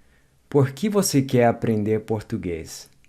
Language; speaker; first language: Portuguese; non-native, fluent; English